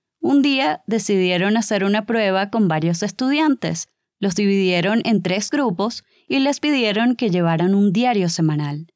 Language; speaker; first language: Spanish; native; Spanish